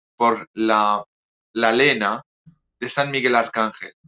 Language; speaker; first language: Spanish; non-native, fluent; French